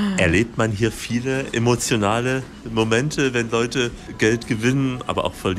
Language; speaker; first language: German; native; German